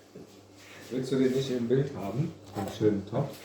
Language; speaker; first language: German; native; German